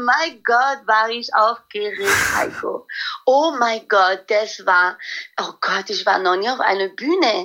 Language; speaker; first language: German; non-native, fluent; French